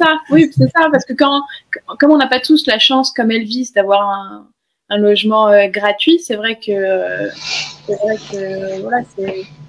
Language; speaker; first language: French; native; French